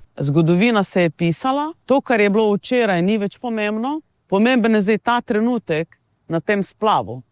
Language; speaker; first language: Slovenian; non-native, local second language; Romany